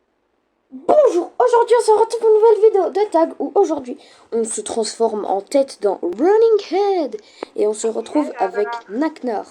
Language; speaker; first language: French; native; French